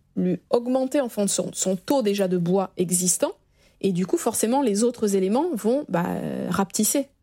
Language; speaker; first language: French; native; French